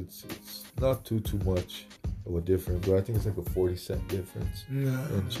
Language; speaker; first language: English; early bilingual, other home language; Spanish